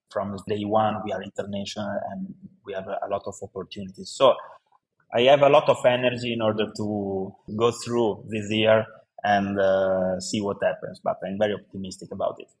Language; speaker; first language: English; non-native, fluent; Italian